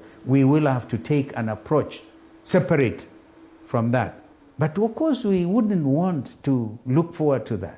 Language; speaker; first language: English; non-native, local second language; Kamba